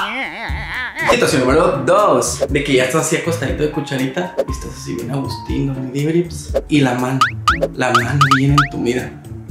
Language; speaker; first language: Spanish; native; Spanish